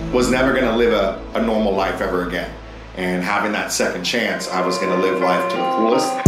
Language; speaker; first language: English; native; English